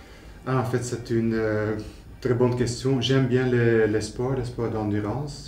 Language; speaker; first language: French; non-native, fluent; Dutch